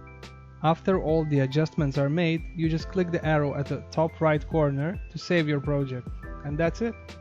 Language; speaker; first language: English; non-native, fluent; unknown